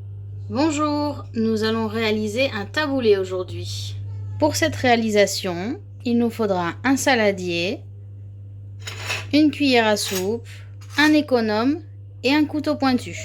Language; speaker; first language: French; native; French